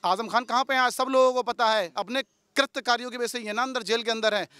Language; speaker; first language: Hindi; native; Hindi